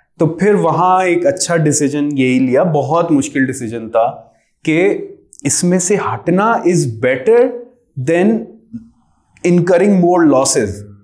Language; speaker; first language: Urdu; native; Urdu